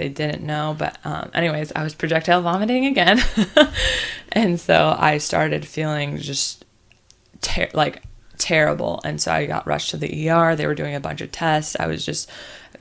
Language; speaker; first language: English; native; English